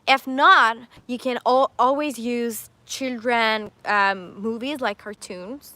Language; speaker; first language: English; non-native, fluent; Persian